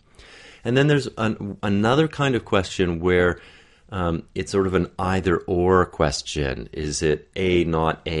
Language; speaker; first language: English; native; English